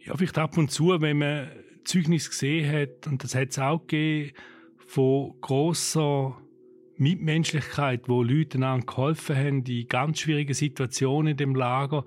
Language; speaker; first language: German; native; German